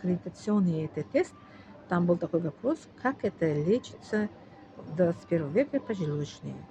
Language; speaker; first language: Russian; non-native, fluent; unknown